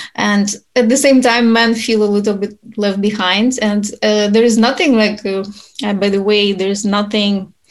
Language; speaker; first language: English; non-native, fluent; Ukrainian